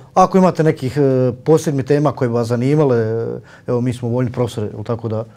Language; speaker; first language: Bosnian; native; Bosnian